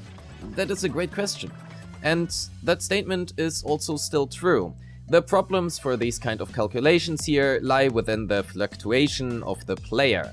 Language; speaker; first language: English; non-native, fluent; German